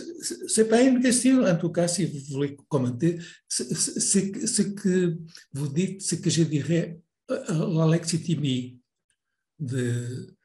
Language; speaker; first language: French; non-native, fluent; Portuguese